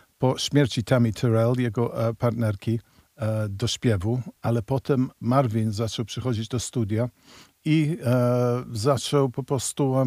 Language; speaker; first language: Polish; early bilingual, heritage; Polish